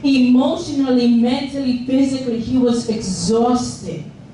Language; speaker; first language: English; early bilingual, other home language; Spanish